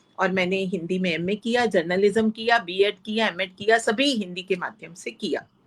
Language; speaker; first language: Hindi; non-native, local second language; Punjabi